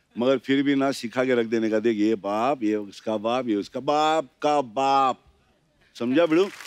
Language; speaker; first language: Hindi; non-native, local second language; Gujarati